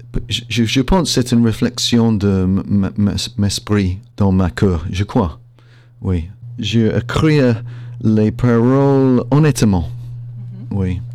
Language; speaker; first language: French; non-native, fluent; English